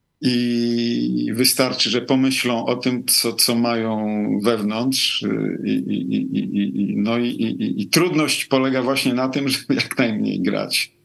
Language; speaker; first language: Polish; early bilingual, other home language; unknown